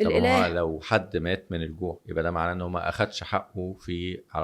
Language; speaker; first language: Arabic; native; Arabic